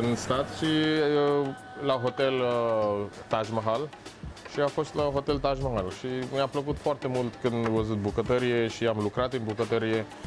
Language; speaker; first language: Romanian; non-native, learner; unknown